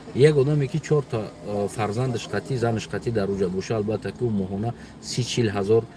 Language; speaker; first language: Persian; non-native, local second language; Uzbek